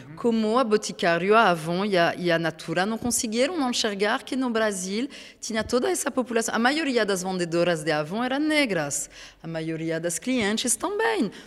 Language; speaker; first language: Portuguese; non-native, fluent; French